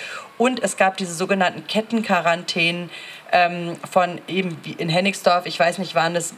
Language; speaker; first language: German; native; German